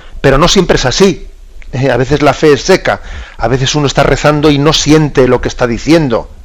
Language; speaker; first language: Spanish; native; Spanish